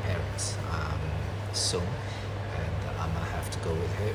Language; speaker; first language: English; non-native, learner; Chinese